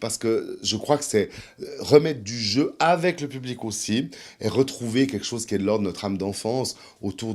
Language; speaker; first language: French; native; French